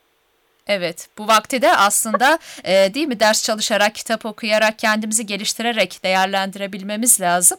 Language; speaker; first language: Turkish; native; Turkish